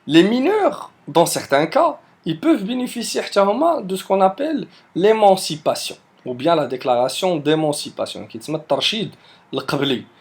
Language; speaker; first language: French; non-native, local second language; Arabic